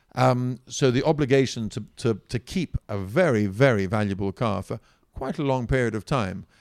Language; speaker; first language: English; non-native, fluent; Italian